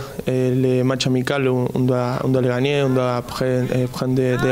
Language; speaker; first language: French; non-native, fluent; Spanish